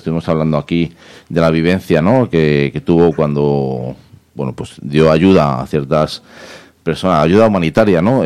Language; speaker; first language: Spanish; native; Spanish